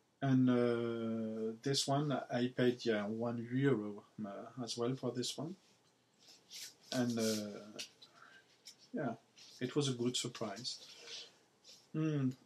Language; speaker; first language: English; non-native, learner; French